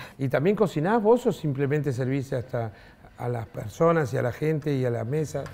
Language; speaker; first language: Spanish; native; Spanish